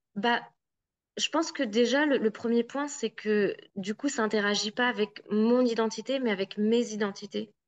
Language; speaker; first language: French; native; French